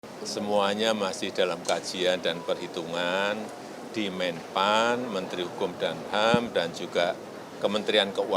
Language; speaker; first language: Indonesian; native; Indonesian